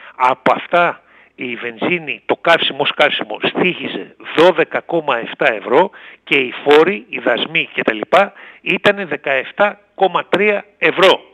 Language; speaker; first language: Greek; native; Greek